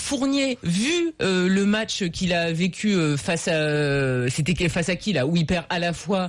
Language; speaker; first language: French; native; French